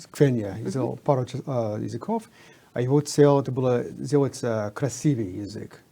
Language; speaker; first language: Russian; non-native, fluent; English